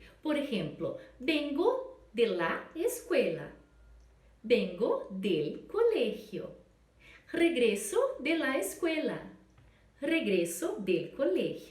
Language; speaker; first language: Spanish; non-native, fluent; Portuguese